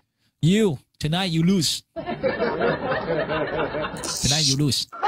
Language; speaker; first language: English; non-native, learner; Chinese